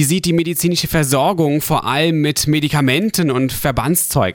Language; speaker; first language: German; native; German